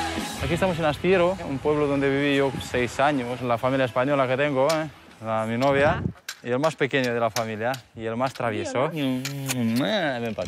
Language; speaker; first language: Spanish; non-native, fluent; Romanian